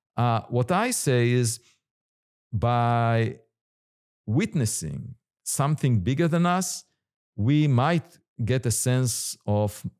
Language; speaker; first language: English; non-native, fluent; Hebrew